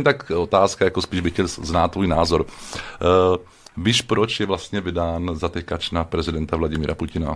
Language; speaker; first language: Czech; native; Czech